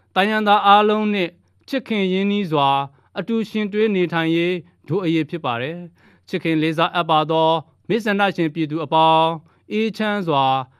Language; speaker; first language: Burmese; non-native, local second language; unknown